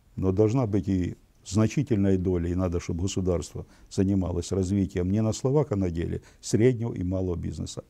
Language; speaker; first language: Russian; non-native, local second language; Ukrainian